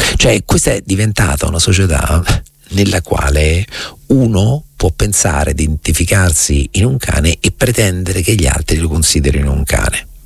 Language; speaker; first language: Italian; native; Italian